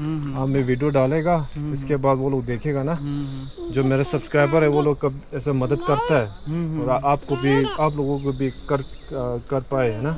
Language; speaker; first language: Hindi; non-native, local second language; Tibetan